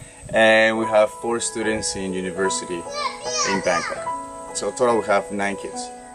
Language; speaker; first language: English; non-native, fluent; Spanish